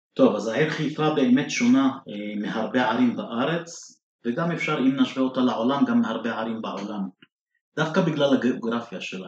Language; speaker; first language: Hebrew; non-native, local second language; Arabic